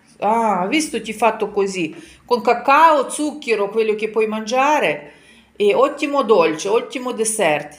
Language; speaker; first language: Italian; non-native, learner; Ukrainian